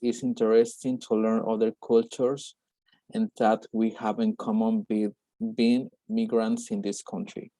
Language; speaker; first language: English; non-native, learner; Spanish